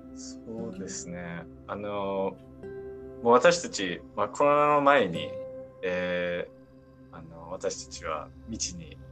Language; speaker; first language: Japanese; non-native, fluent; English